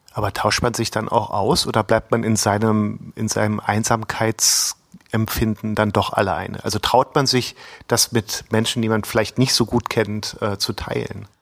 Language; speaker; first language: German; native; German